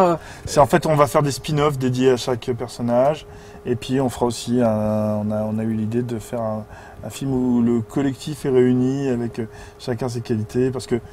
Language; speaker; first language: French; native; French